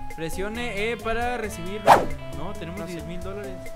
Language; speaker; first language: Spanish; native; Spanish